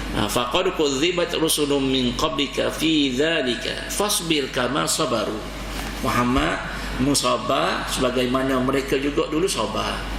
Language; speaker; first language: Malay; native; Malay